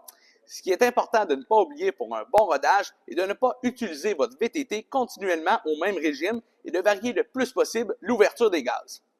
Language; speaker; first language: French; native; French